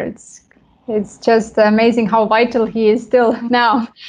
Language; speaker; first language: English; non-native, fluent; Estonian